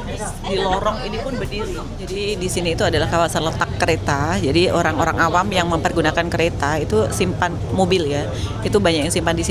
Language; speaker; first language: Indonesian; native; Indonesian